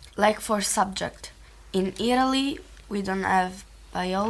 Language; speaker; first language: English; non-native, learner; Italian